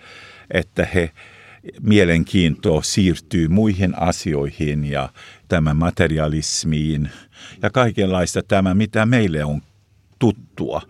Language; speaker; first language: Finnish; non-native, local second language; Swedish